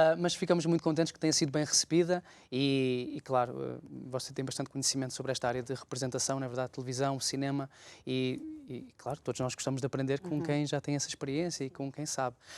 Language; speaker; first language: Portuguese; native; Portuguese